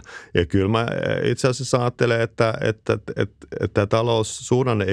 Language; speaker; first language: Finnish; native; Finnish